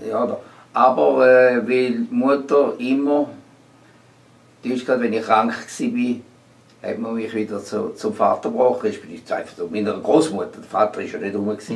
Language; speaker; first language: German; native; German